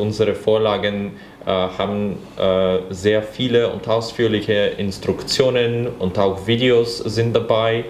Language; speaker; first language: German; non-native, fluent; Bulgarian